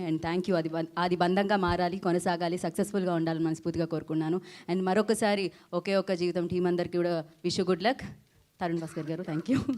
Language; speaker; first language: Telugu; native; Telugu